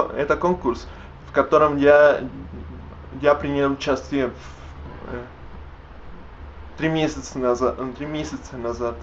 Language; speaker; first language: Russian; non-native, learner; Spanish